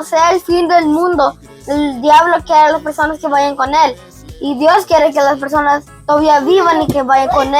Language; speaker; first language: Spanish; early bilingual, heritage; Spanish